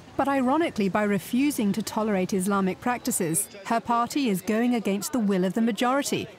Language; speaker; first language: English; native; English